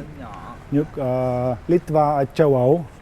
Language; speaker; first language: Vietnamese; non-native, learner; Lithuanian